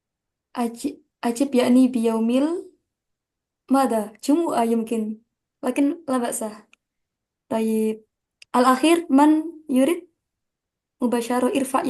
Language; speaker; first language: Arabic; non-native, fluent; Indonesian